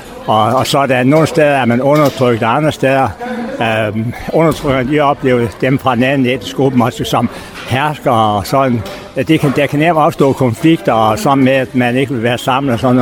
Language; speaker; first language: Danish; native; Danish